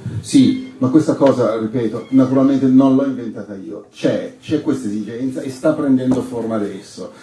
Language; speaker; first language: Italian; native; Italian